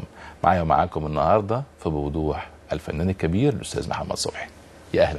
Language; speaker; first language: Arabic; native; Arabic